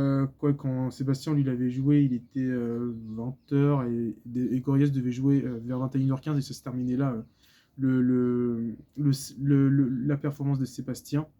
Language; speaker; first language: French; native; French